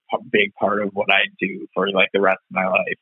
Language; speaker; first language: English; native; English